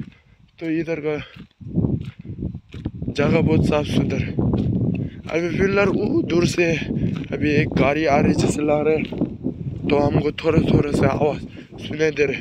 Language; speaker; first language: Hindi; non-native, local second language; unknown